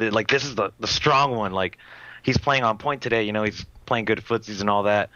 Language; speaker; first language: English; native; English